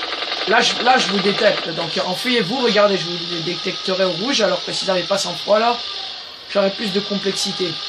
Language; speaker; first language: French; native; French